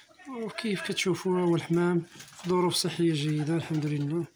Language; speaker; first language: Arabic; native; Arabic